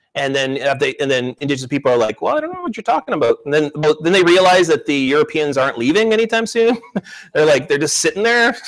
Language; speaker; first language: English; native; English